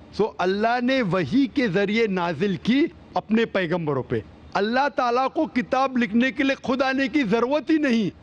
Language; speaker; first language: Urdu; non-native, local second language; Konkani